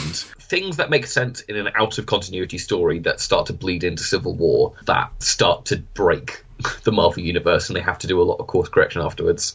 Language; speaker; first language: English; native; English